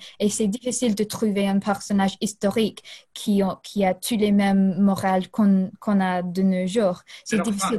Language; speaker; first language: French; non-native, fluent; English